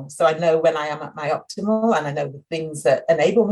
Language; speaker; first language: English; native; English